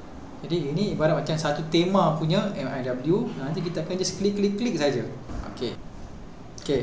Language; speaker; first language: Malay; native; Malay